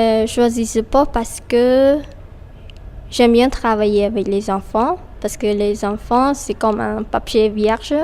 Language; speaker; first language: French; non-native, fluent; Khmer